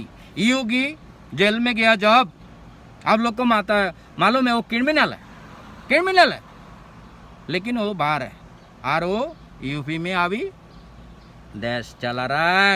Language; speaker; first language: Hindi; non-native, local second language; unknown